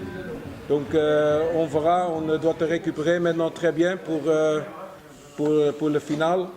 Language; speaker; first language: French; non-native, fluent; Dutch